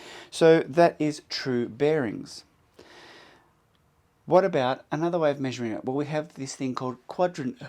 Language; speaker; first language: English; native; English